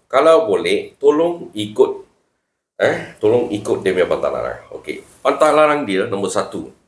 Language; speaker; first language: Malay; non-native, local second language; Tamil